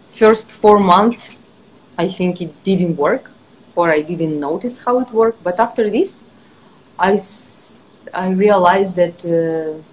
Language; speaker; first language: English; non-native, fluent; Russian